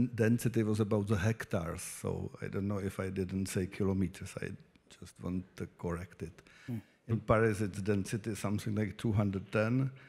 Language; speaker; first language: English; non-native, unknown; Czech